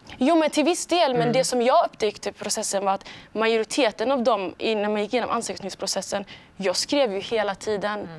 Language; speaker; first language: Swedish; early bilingual, other home language; Somali